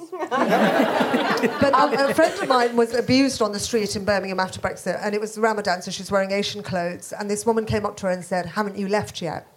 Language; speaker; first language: English; native; English